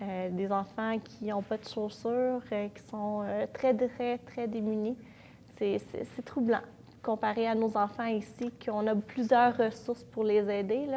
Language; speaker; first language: French; native; French